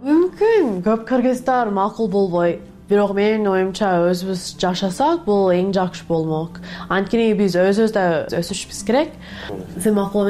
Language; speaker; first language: Kyrgyz; non-native, learner; English